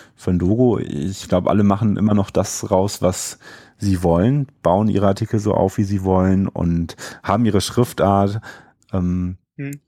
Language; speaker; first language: German; native; German